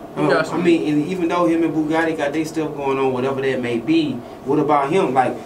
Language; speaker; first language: English; native; English